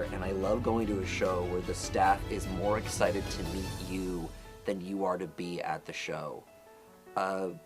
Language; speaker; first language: English; native; English